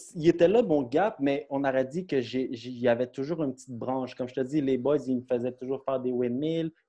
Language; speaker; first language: French; native; French